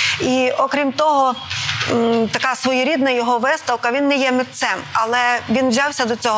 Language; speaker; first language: Ukrainian; native; Ukrainian